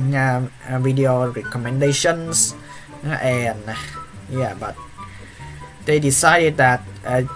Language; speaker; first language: English; non-native, learner; Vietnamese